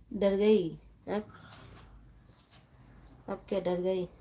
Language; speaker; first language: Hindi; non-native, local second language; Bangla